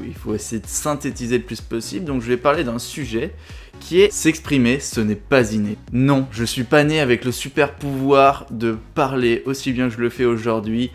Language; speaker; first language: French; native; French